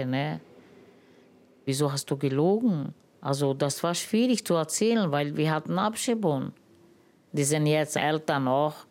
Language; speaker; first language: German; non-native, learner; Romany